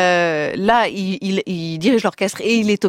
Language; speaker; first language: French; native; French